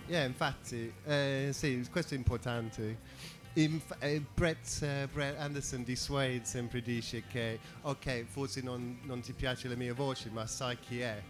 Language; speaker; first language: Italian; non-native, fluent; English